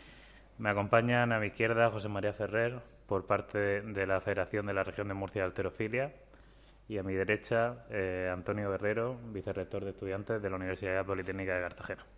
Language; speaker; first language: Spanish; native; Spanish